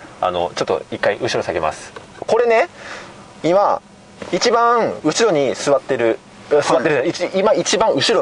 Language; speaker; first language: Japanese; native; Japanese